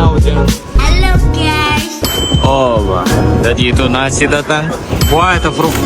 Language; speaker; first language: Indonesian; non-native, learner; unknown